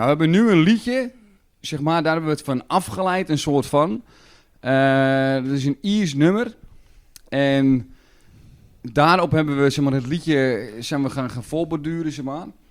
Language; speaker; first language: Dutch; native; Dutch